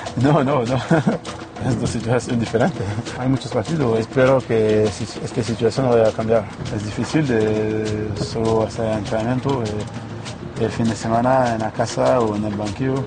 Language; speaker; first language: Spanish; non-native, learner; French